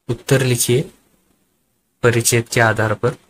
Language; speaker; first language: Hindi; non-native, local second language; Marathi